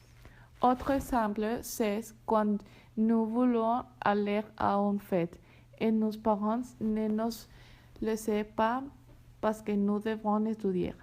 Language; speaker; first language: French; non-native, learner; Spanish